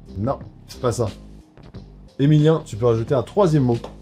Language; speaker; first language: French; native; French